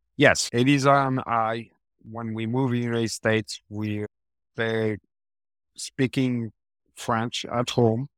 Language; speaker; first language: English; non-native, learner; French